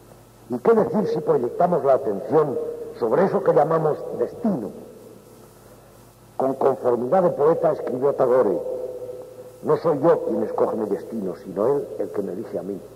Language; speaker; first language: Spanish; native; Spanish